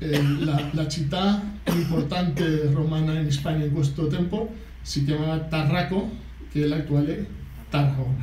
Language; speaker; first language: Italian; non-native, fluent; Catalan